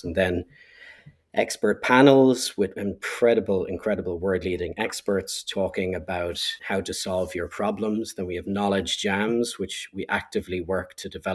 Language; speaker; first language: English; native; English